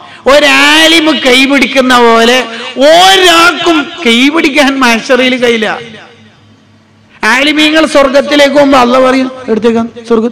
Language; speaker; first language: Malayalam; native; Malayalam